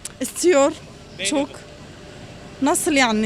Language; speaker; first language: Turkish; non-native, learner; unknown